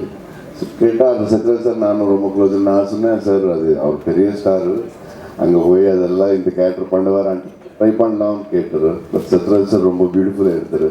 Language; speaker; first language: Tamil; non-native, local second language; Telugu